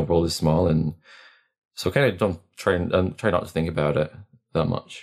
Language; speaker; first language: English; non-native, fluent; Latvian